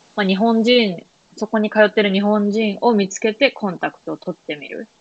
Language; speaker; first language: Japanese; native; Japanese